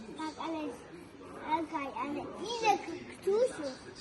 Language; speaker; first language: Polish; early bilingual, heritage; Polish